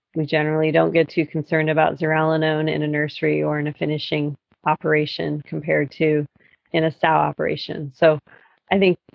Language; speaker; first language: English; native; English